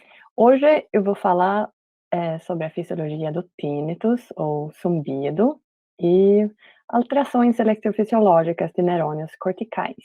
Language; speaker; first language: Portuguese; non-native, fluent; Swedish